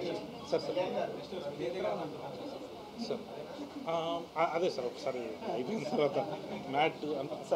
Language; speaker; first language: Telugu; native; Telugu